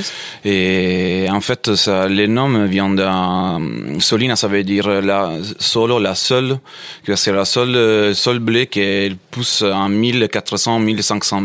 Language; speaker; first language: French; non-native, fluent; Italian